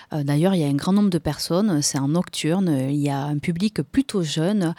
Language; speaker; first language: French; native; French